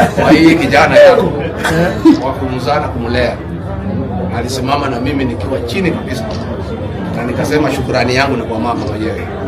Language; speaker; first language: Swahili; non-native, local second language; Kikuyu